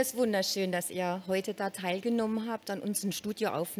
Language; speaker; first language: German; native; German